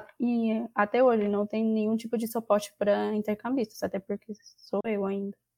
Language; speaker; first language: Portuguese; non-native, fluent; Spanish